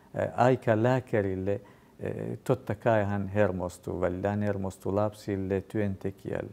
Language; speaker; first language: Finnish; non-native, fluent; Kurdish